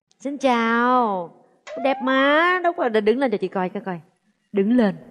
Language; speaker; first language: Vietnamese; native; Vietnamese